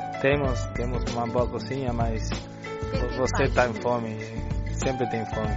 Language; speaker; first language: Portuguese; non-native, learner; Spanish